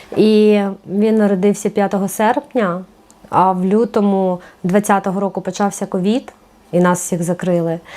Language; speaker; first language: Ukrainian; native; Ukrainian